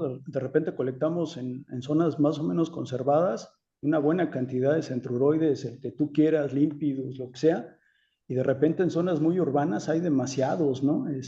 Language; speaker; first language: Spanish; native; Spanish